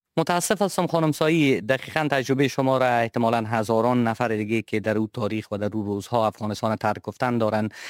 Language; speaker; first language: Persian; native; Persian